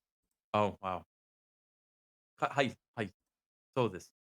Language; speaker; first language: Japanese; non-native, learner; English